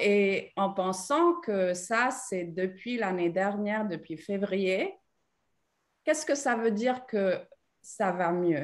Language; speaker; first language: French; non-native, fluent; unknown